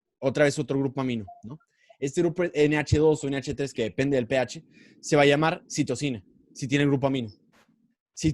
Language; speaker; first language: Spanish; native; Spanish